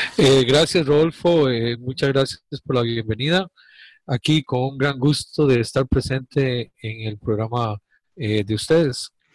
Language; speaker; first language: Spanish; native; Spanish